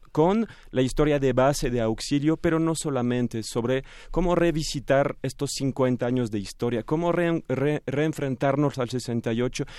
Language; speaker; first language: Spanish; non-native, fluent; French